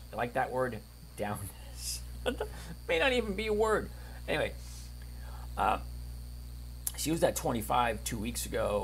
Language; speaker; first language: English; native; English